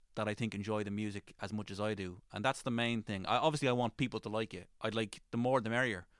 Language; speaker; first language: English; native; English